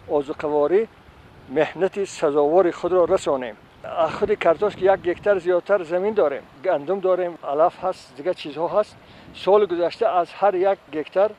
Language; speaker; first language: Tajik; native; Tajik